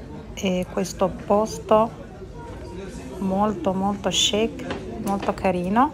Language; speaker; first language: Italian; non-native, learner; Arabic